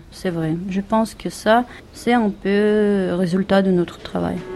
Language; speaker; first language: French; non-native, learner; Russian